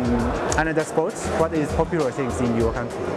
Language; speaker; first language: English; non-native, learner; Thai